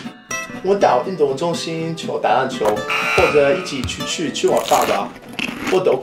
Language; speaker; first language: Chinese; non-native, learner; English